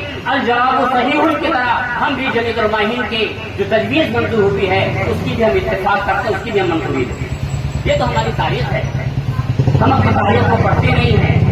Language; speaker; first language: Urdu; native; Urdu